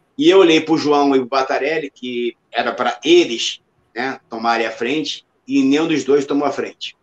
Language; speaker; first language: Portuguese; native; Portuguese